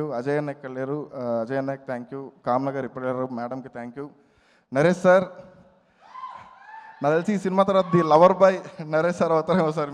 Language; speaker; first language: Telugu; native; Telugu